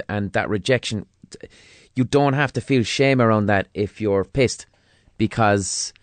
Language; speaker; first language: English; native; English